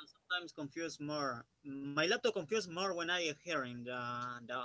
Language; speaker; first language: English; non-native, learner; Spanish